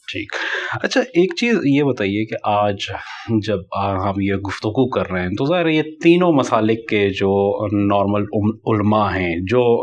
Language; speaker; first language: Urdu; native; Urdu